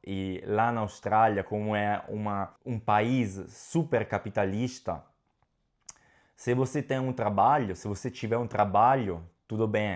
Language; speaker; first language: Portuguese; non-native, fluent; Italian